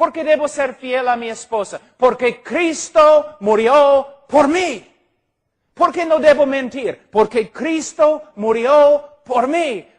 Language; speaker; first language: Spanish; non-native, fluent; English